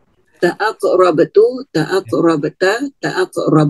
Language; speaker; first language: Arabic; non-native, learner; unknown